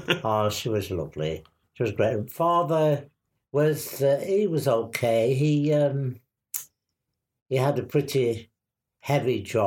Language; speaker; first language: English; native; English